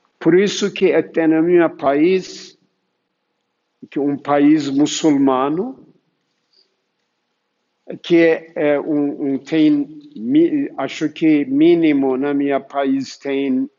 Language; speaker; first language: Portuguese; non-native, fluent; Turkish